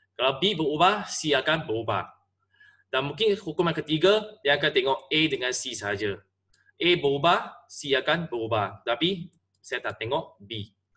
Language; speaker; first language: Malay; non-native, local second language; Chinese